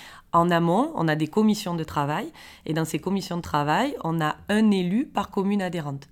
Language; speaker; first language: French; native; French